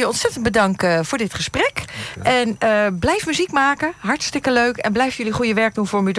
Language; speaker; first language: Dutch; native; Dutch